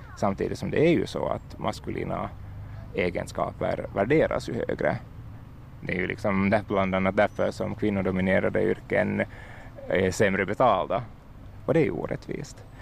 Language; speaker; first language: Swedish; native; Swedish